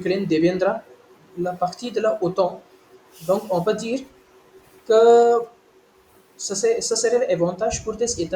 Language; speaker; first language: French; non-native, learner; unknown